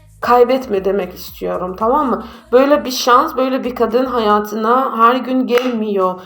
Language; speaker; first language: Turkish; non-native, fluent; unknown